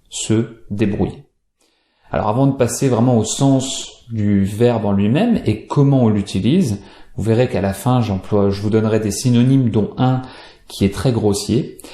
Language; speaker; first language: French; native; French